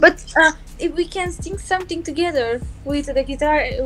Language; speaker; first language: English; non-native, learner; Romanian